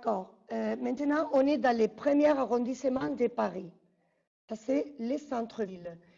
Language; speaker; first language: French; non-native, fluent; Spanish